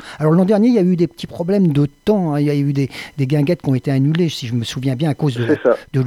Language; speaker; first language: French; native; French